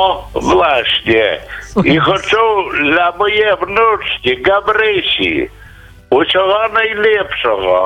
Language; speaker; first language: Polish; non-native, local second language; Ukrainian